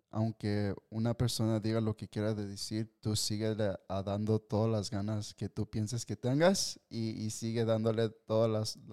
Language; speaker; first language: Spanish; early bilingual, heritage; Spanish